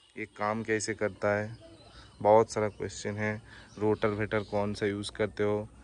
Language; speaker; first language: Hindi; non-native, local second language; Bangla